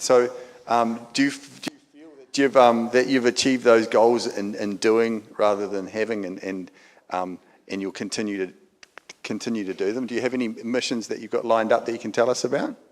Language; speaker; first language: English; native; English